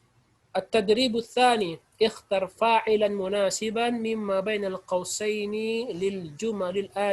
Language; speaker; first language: Arabic; non-native, fluent; Indonesian